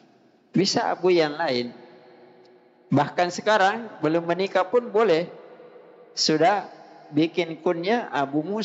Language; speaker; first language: Indonesian; native; Indonesian